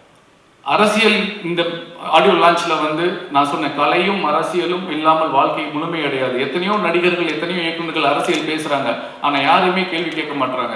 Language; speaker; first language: Tamil; native; Tamil